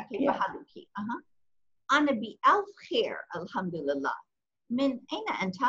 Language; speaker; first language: Arabic; non-native, fluent; English